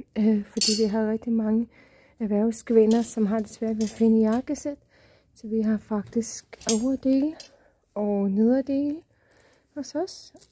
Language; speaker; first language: Danish; non-native, fluent; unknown